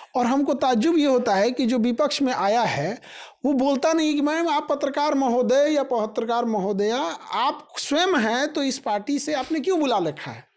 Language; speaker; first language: Hindi; native; Hindi